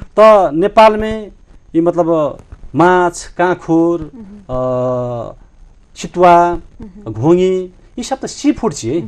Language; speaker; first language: Maithili; non-native, local second language; Rana Tharu